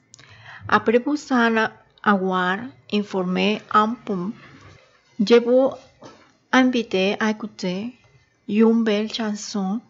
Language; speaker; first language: French; non-native, learner; Spanish